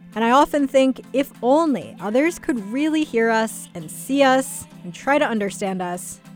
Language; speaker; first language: English; native; English